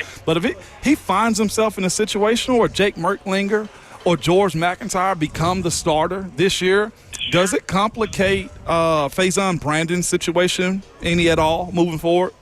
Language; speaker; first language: English; native; English